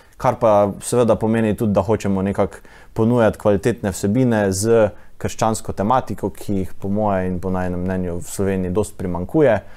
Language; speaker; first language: Slovenian; native; Slovenian